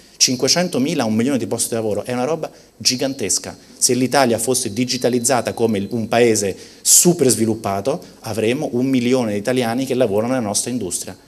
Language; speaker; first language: Italian; early bilingual, heritage; Italian